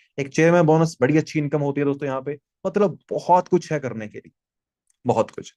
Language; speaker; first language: Hindi; native; Hindi